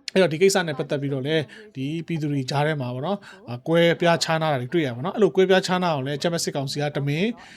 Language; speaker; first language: Burmese; native; Burmese